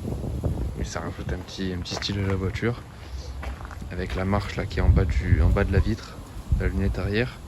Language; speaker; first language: French; native; French